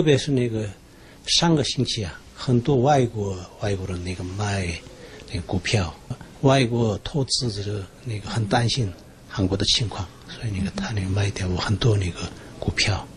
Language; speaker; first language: Chinese; non-native, fluent; Korean